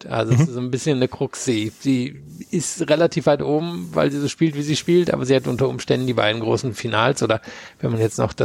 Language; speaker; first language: German; native; German